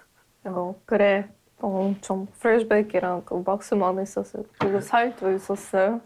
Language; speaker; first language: Korean; non-native, learner; Russian